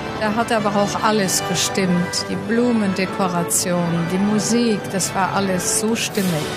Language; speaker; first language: German; non-native, local second language; Luxembourgish